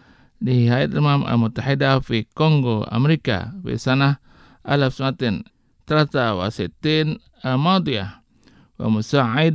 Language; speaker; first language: Arabic; non-native, fluent; Indonesian